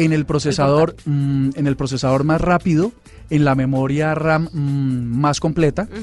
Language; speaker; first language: Spanish; native; Spanish